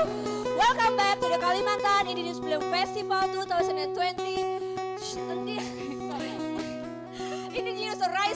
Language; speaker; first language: English; non-native, fluent; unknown